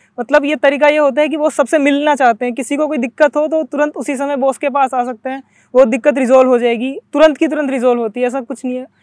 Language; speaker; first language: Hindi; native; Hindi